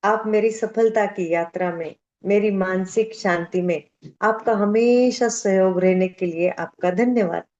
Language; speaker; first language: Hindi; non-native, local second language; Marathi